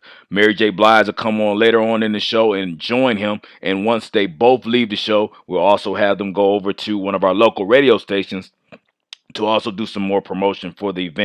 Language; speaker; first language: English; native; English